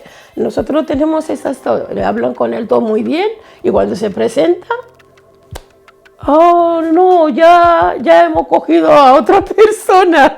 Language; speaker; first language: Spanish; non-native, learner; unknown